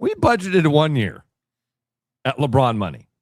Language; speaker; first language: English; native; English